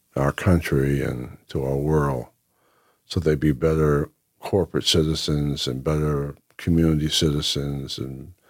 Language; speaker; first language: English; native; English